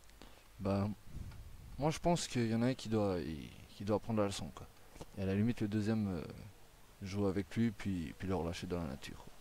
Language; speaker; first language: French; native; French